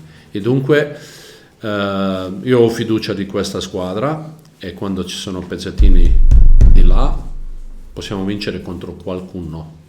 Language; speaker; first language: Italian; non-native, learner; Croatian